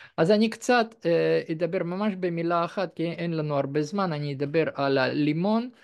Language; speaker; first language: Hebrew; non-native, fluent; Russian